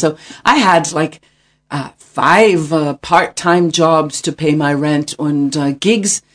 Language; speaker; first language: English; native; English